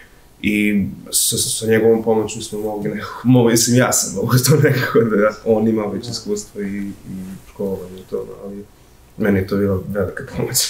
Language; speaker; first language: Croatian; early bilingual, heritage; Serbian